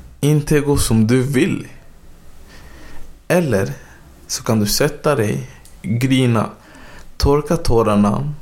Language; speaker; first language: Swedish; early bilingual, other home language; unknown